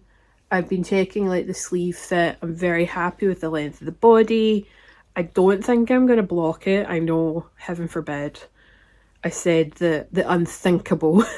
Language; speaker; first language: English; native; English